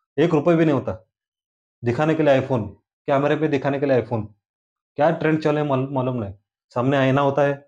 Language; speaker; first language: Hindi; non-native, local second language; Marathi